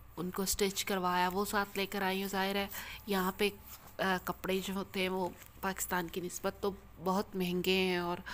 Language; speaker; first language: Urdu; native; Urdu